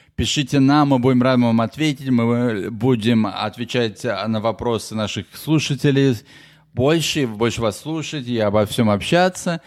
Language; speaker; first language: Russian; early bilingual, heritage; Russian